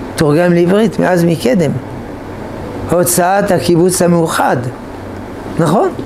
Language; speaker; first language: Hebrew; non-native, fluent; French